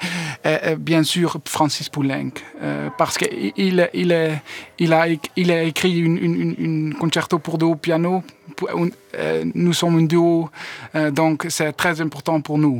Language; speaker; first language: French; non-native, learner; Dutch